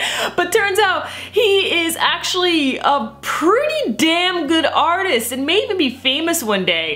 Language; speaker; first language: English; native; English